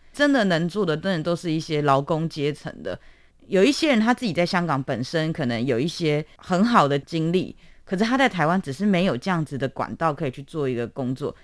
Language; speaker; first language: Chinese; native; Chinese